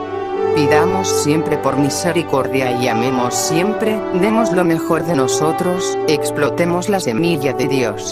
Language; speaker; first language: Spanish; native; Spanish